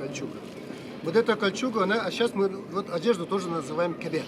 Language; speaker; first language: Russian; non-native, local second language; Chuvash